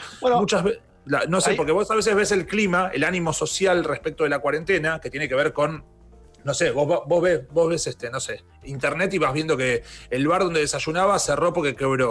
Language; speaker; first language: Spanish; native; Spanish